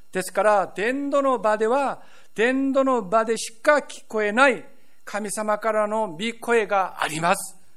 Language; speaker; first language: Japanese; non-native, fluent; Korean